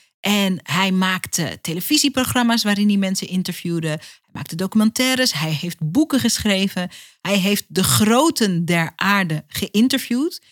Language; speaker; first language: Dutch; native; Dutch